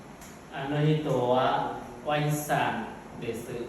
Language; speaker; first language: Japanese; non-native, learner; Vietnamese